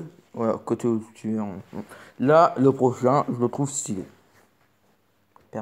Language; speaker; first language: French; native; French